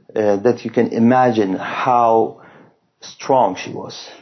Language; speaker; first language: English; non-native, fluent; Persian